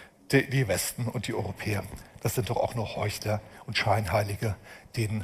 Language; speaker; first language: German; native; German